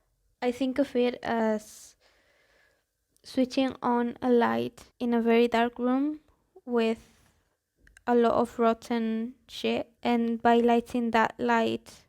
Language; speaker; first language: English; non-native, fluent; Spanish